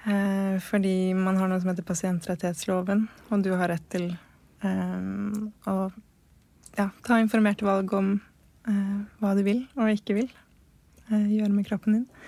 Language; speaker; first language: Norwegian; native; Norwegian